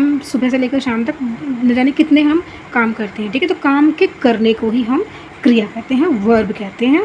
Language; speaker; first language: Hindi; native; Hindi